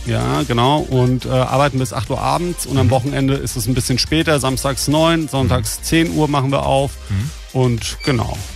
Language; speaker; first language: German; early bilingual, other home language; Croatian